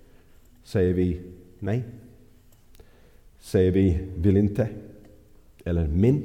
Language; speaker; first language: Swedish; non-native, fluent; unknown